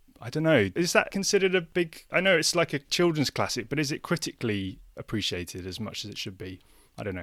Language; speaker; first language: English; native; English